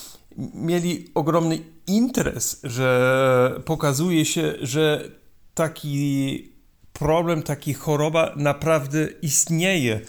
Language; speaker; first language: Polish; non-native, learner; German